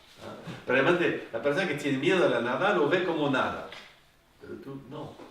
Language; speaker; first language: Spanish; non-native, fluent; French